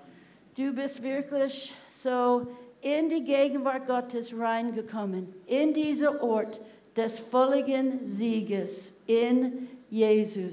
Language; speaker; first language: German; non-native, fluent; English